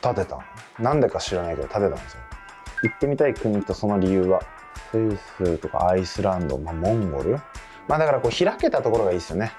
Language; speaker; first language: Japanese; native; Japanese